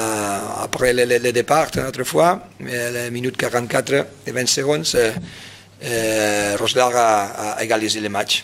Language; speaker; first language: French; non-native, fluent; Spanish